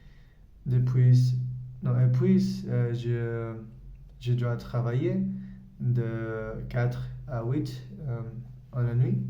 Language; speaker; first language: French; non-native, learner; Spanish